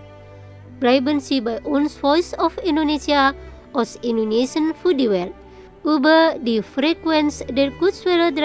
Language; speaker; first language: German; non-native, fluent; Indonesian